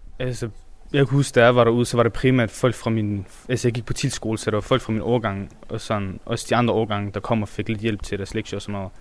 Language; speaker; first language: Danish; early bilingual, other home language; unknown